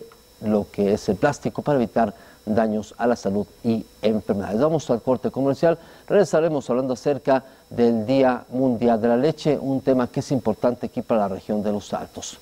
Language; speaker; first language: Spanish; native; Spanish